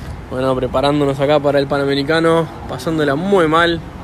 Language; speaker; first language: Spanish; native; Spanish